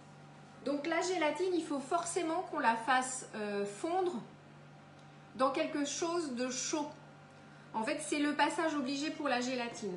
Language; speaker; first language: French; native; French